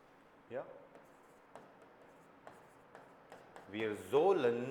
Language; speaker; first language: German; non-native, fluent; Hindi